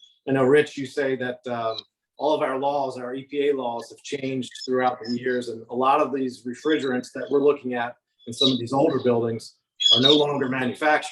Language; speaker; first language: English; native; English